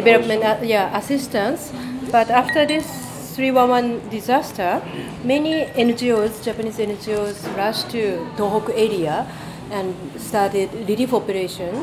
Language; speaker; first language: English; non-native, fluent; Japanese